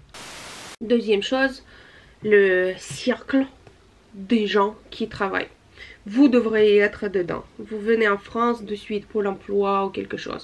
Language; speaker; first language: French; non-native, fluent; Russian